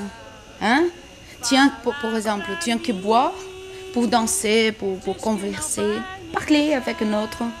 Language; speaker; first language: French; non-native, learner; Portuguese